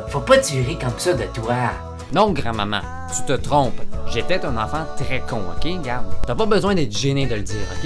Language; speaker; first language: French; native; French